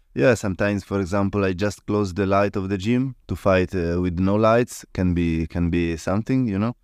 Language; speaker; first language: English; non-native, learner; Italian